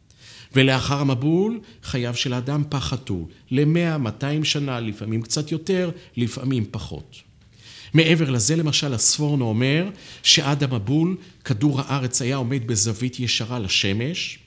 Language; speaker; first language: Hebrew; native; Hebrew